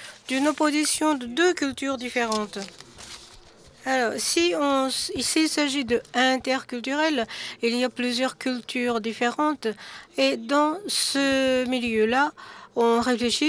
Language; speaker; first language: French; non-native, fluent; Japanese